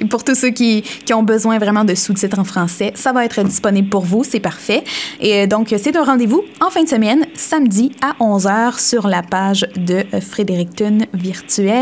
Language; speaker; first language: French; native; French